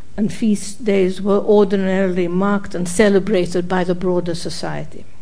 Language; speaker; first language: English; non-native, fluent; Arabic